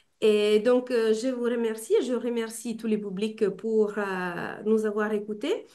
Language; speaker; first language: French; non-native, fluent; Italian